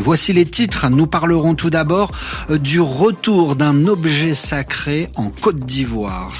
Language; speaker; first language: French; native; French